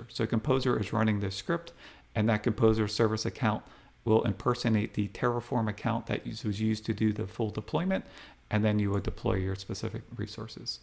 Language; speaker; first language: English; native; English